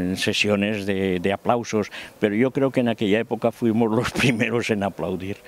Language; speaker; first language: Spanish; native; Spanish